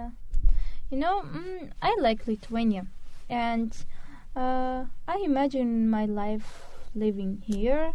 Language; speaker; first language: English; non-native, learner; Armenian